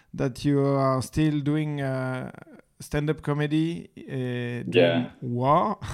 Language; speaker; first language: English; non-native, learner; French